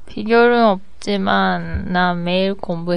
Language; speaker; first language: Korean; non-native, learner; Japanese